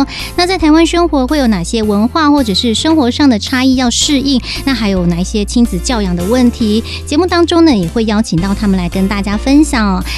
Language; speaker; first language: Chinese; native; Chinese